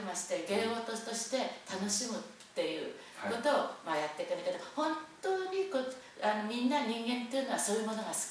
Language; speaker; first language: Japanese; native; Japanese